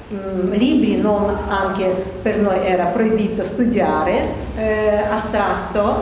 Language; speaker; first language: Italian; non-native, learner; Russian